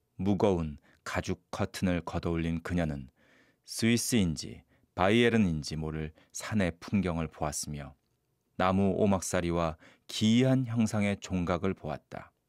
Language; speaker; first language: Korean; native; Korean